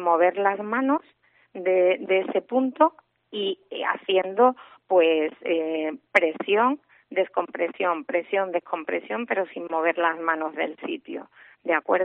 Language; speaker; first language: Spanish; native; Spanish